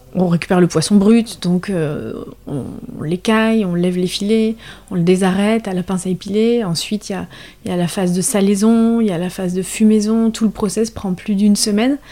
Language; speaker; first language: French; native; French